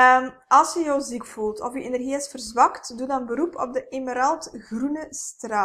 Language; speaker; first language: Dutch; native; Dutch